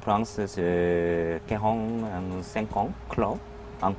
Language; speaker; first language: French; non-native, learner; Korean